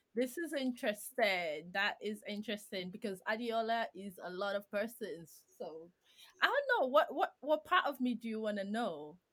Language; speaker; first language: English; non-native, fluent; Greek